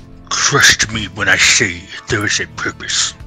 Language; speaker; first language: English; native; English